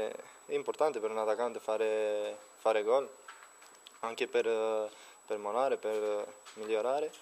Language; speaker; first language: Italian; non-native, learner; Romanian